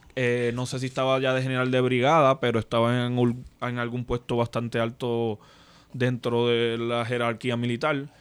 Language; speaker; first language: Spanish; native; Spanish